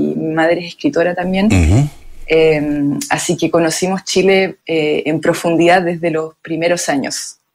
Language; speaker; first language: Spanish; early bilingual, other home language; French